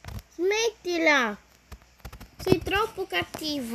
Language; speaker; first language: Italian; early bilingual, other home language; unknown